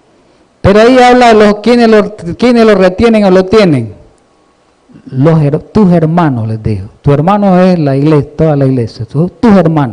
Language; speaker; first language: Spanish; native; Spanish